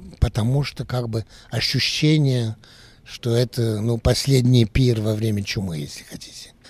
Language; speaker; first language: Russian; early bilingual, heritage; Russian